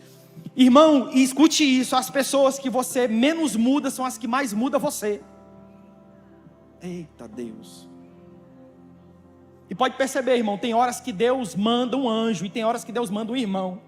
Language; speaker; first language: Portuguese; native; Portuguese